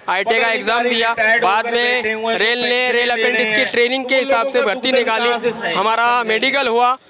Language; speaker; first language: Hindi; non-native, local second language; Marathi